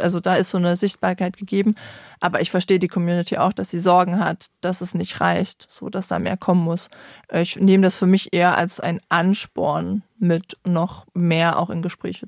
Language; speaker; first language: German; native; German